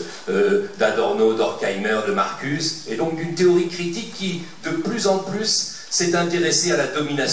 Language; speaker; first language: French; native; French